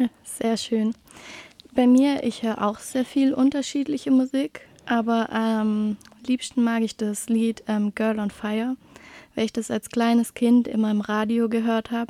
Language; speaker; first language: German; native; German